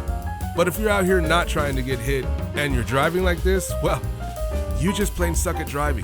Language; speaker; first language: English; native; English